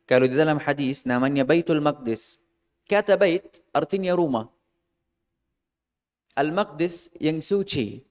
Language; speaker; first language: Indonesian; non-native, fluent; Arabic